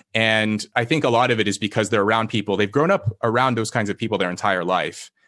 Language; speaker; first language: English; native; English